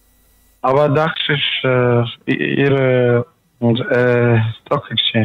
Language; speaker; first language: German; non-native, learner; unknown